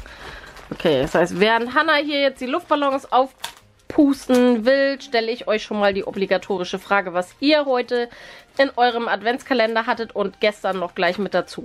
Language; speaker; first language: German; native; German